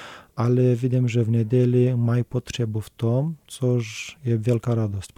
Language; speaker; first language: Czech; non-native, learner; Romanian